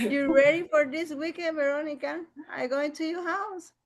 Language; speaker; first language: English; non-native, learner; Spanish